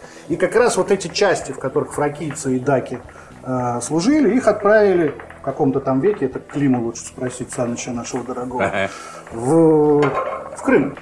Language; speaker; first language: Russian; native; Russian